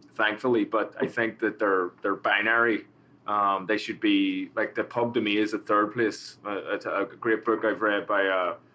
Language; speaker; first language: English; native; English